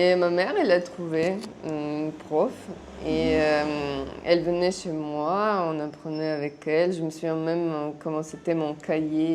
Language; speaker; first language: French; non-native, fluent; Russian